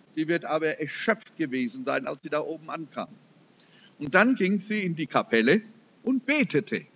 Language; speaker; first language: German; early bilingual, heritage; German